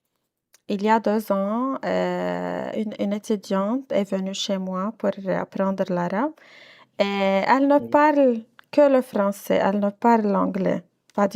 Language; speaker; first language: French; non-native, local second language; Arabic